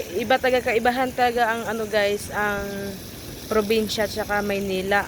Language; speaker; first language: Filipino; non-native, local second language; Cebuano